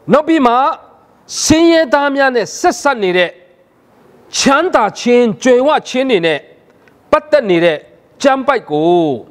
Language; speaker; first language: Burmese; non-native, local second language; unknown